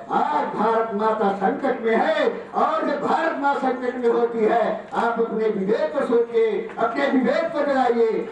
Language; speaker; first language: Hindi; native; Hindi